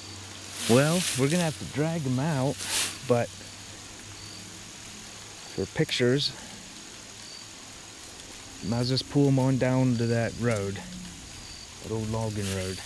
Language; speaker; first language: English; native; English